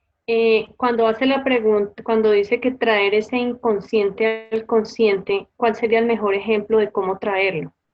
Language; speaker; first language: Spanish; native; Spanish